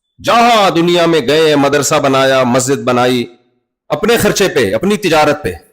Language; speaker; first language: Urdu; native; Urdu